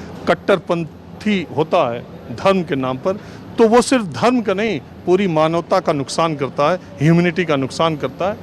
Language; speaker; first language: Hindi; native; Hindi